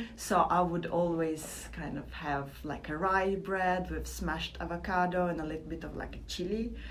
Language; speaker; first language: English; non-native, fluent; Latvian